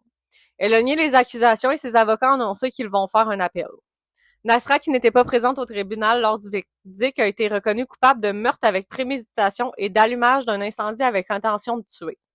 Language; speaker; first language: French; native; French